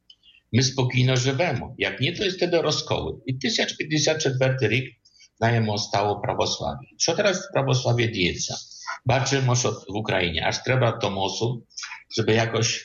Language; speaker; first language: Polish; non-native, learner; Ukrainian